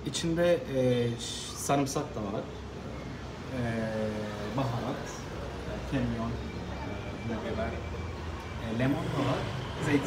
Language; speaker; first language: Turkish; non-native, fluent; Arabic